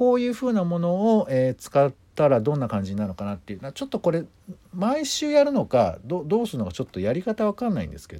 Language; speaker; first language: Japanese; native; Japanese